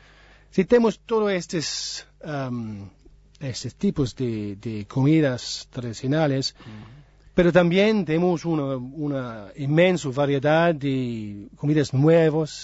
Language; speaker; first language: Spanish; non-native, learner; English